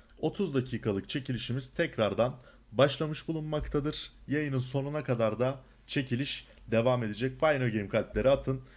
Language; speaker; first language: Turkish; native; Turkish